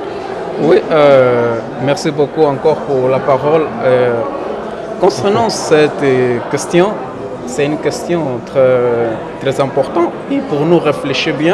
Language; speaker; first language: French; non-native, fluent; Portuguese